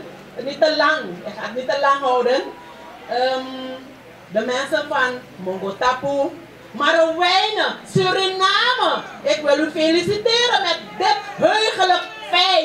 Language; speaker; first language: Dutch; non-native, local second language; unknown